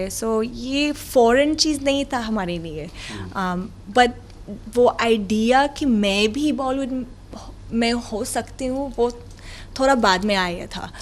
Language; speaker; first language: Hindi; non-native, learner; Arabic